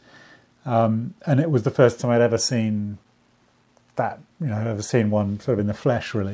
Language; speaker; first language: English; native; English